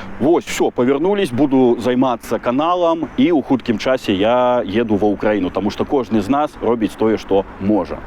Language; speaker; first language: Belarusian; non-native, local second language; Russian